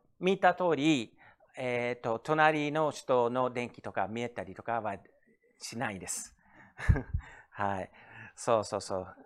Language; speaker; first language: Japanese; non-native, fluent; English